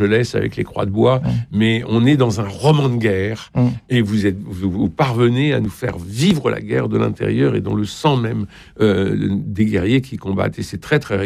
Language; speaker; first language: French; native; French